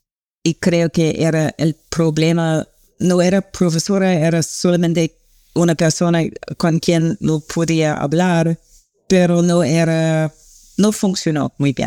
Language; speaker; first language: Spanish; non-native, learner; English